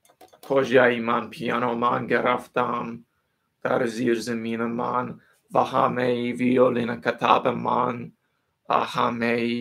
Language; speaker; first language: Persian; non-native, learner; English